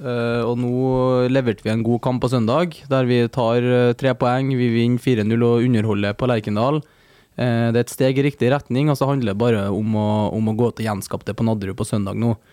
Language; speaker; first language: Norwegian; native; Norwegian